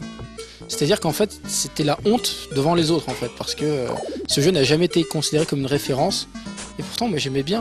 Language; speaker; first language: French; native; French